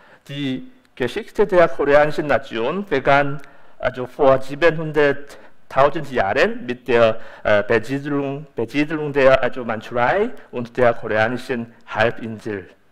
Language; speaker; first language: German; non-native, fluent; Korean